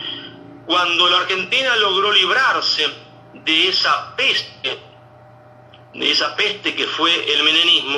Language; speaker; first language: Spanish; native; Spanish